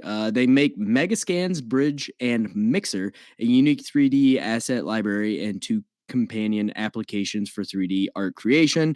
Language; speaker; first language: English; native; English